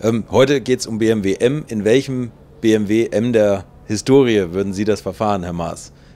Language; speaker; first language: German; native; German